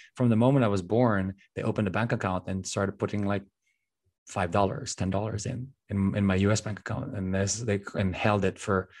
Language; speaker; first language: English; non-native, local second language; Filipino